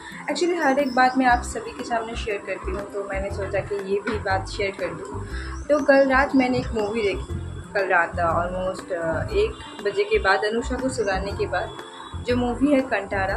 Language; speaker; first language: Hindi; non-native, local second language; Bangla